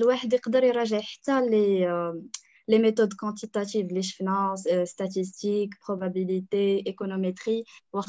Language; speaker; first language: French; non-native, local second language; Arabic